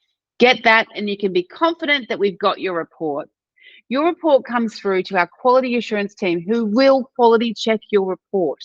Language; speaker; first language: English; native; English